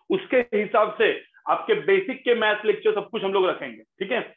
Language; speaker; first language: Hindi; non-native, local second language; Marathi